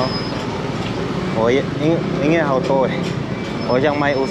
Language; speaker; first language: Chinese; non-native, learner; Filipino